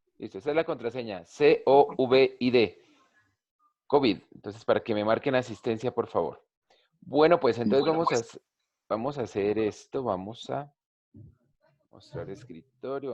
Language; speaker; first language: Spanish; native; Spanish